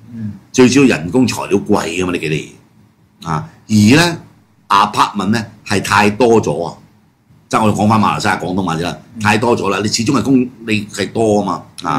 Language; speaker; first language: Cantonese; native; Cantonese